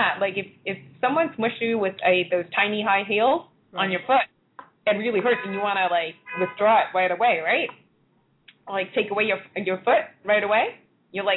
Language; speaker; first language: English; non-native, local second language; Cantonese